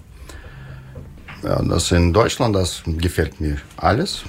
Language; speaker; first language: German; non-native, learner; Russian